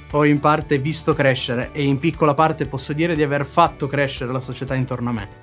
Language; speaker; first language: Italian; native; Italian